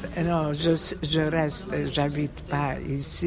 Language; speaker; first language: French; non-native, fluent; Hungarian